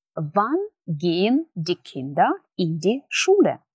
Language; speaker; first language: German; non-native, fluent; Russian